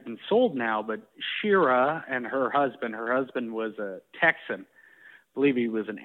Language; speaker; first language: English; native; English